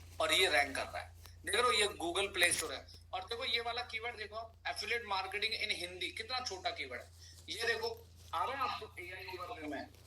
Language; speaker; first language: Hindi; native; Hindi